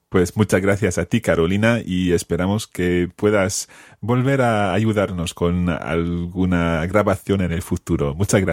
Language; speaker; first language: Spanish; non-native, fluent; English